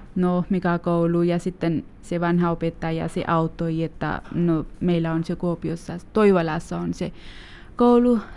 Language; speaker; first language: Finnish; non-native, fluent; Urdu